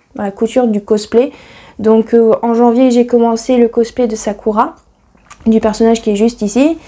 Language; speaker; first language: French; native; French